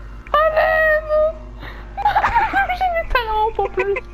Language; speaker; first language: French; native; French